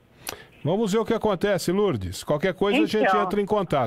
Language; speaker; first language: Portuguese; native; Portuguese